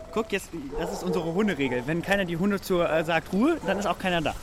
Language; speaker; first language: German; native; German